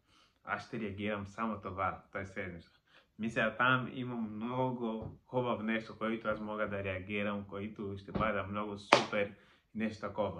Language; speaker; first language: Bulgarian; non-native, learner; Macedonian